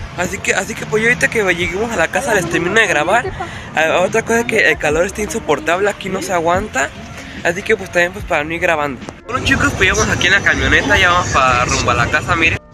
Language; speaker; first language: Spanish; early bilingual, heritage; Spanish